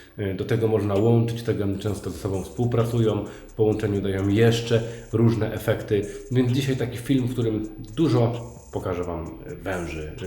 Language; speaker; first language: Polish; native; Polish